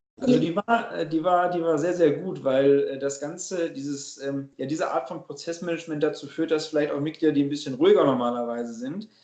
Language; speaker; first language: German; native; German